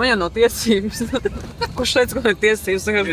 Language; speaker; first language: Latvian; native; Latvian